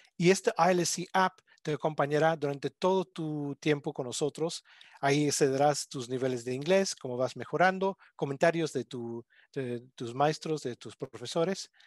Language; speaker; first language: Spanish; non-native, fluent; English